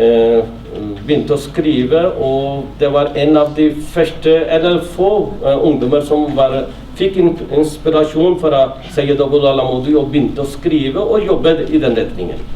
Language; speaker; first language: Norwegian; non-native, fluent; Urdu